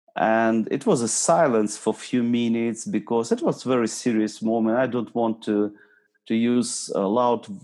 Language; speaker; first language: English; non-native, fluent; Ukrainian